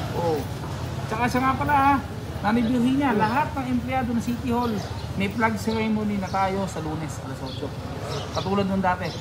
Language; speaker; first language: Filipino; native; Filipino